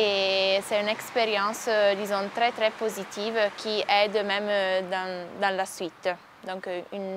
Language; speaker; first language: French; non-native, local second language; Italian